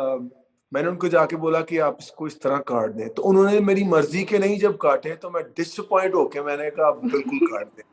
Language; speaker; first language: Hindi; non-native, local second language; Punjabi